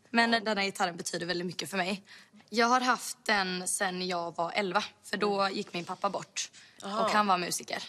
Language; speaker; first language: Swedish; native; Swedish